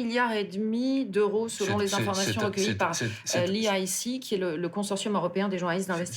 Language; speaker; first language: French; native; French